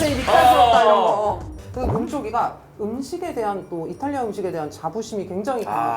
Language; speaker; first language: Korean; native; Korean